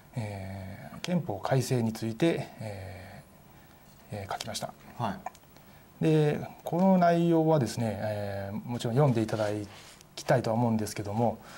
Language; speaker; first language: Japanese; native; Japanese